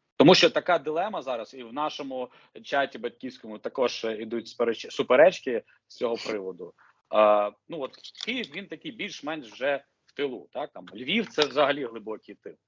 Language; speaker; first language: Ukrainian; native; Ukrainian